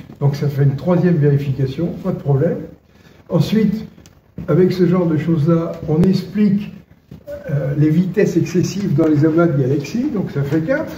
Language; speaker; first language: French; native; French